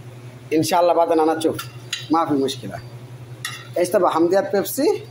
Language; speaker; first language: Arabic; non-native, learner; Bangla